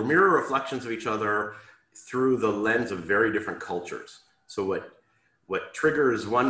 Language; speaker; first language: English; native; English